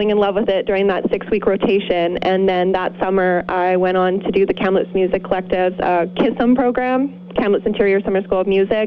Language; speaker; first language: English; native; English